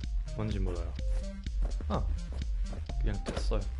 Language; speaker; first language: Korean; non-native, fluent; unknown